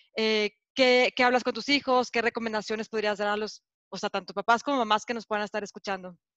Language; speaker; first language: Spanish; native; Spanish